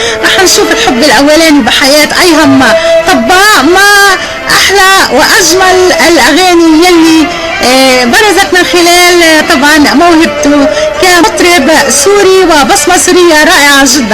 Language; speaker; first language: Arabic; native; Arabic